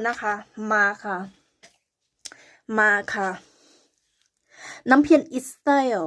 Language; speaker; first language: Korean; non-native, learner; Thai